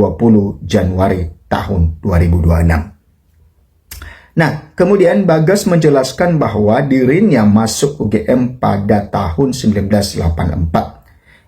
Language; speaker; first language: Indonesian; native; Indonesian